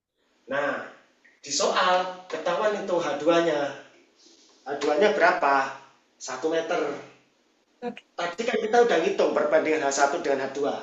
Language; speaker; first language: Indonesian; native; Indonesian